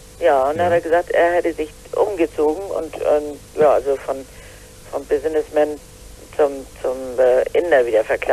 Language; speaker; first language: German; native; German